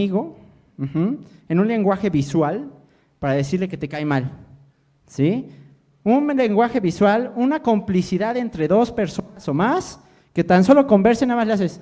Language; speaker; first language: Spanish; native; Spanish